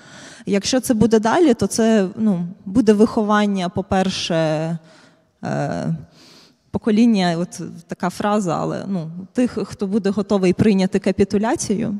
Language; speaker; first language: Ukrainian; native; Ukrainian